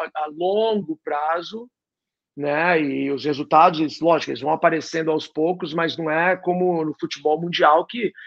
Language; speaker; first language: Portuguese; native; Portuguese